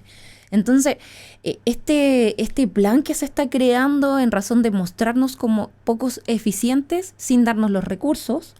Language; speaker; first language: Spanish; native; Spanish